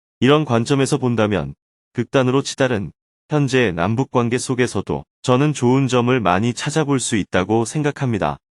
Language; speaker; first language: Korean; native; Korean